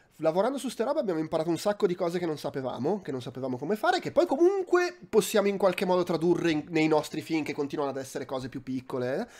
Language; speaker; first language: Italian; native; Italian